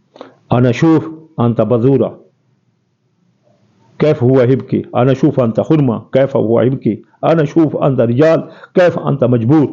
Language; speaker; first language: Arabic; non-native, learner; Urdu